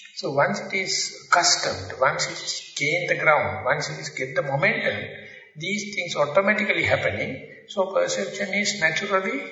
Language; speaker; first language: English; non-native, local second language; Sinhala